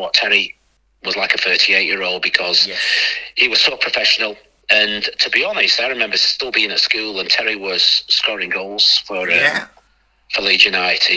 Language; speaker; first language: English; native; English